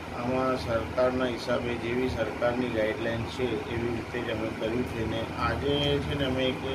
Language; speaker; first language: Gujarati; non-native, local second language; Sindhi